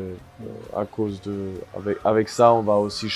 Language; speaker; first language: French; non-native, fluent; German